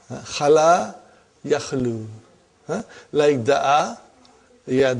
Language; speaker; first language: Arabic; non-native, fluent; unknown